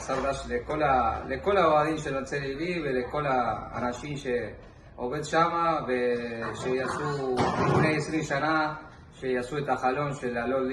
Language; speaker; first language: Hebrew; non-native, learner; Spanish